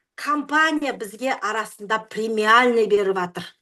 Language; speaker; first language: Russian; non-native, local second language; Kazakh